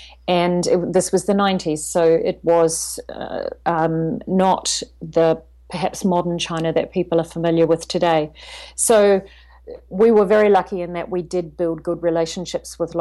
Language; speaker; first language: English; native; English